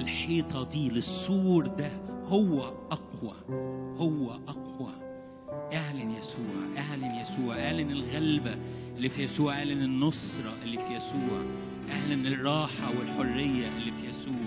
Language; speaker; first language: Arabic; native; Arabic